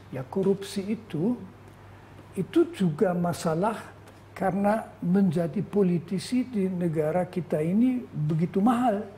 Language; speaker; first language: Indonesian; non-native, fluent; German